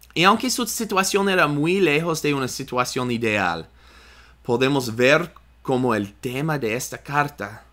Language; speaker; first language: Spanish; non-native, fluent; English